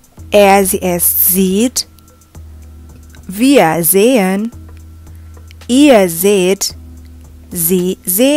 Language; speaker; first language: German; non-native, fluent; Indonesian